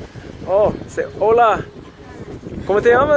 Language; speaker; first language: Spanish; non-native, learner; English